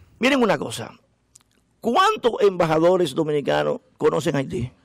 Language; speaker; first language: Spanish; native; Spanish